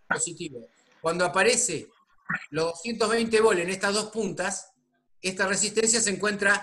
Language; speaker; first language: Spanish; native; Spanish